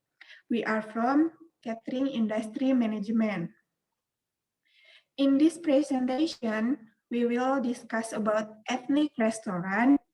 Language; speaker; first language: English; non-native, learner; Indonesian